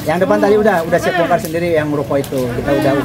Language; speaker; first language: Indonesian; non-native, local second language; Sundanese